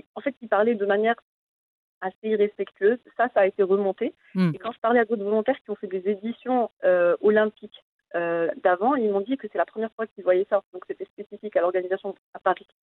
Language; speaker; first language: French; non-native, local second language; Arabic